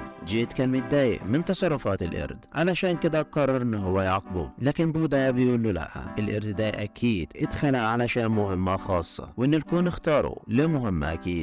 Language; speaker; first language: Arabic; native; Arabic